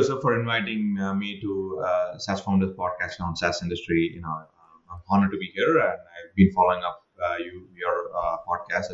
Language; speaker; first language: English; non-native, local second language; Tamil